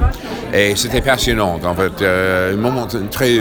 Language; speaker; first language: French; non-native, fluent; English